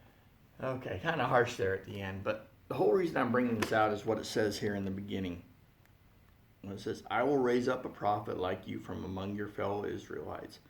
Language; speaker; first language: English; native; English